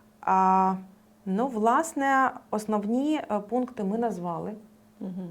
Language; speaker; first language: Ukrainian; non-native, local second language; Russian